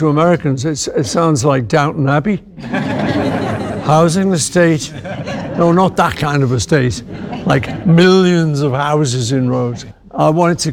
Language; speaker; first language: English; native; English